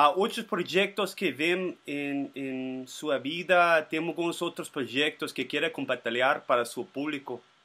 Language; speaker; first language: Portuguese; non-native, learner; Spanish